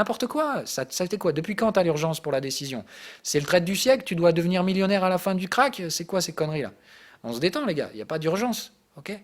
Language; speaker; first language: French; native; French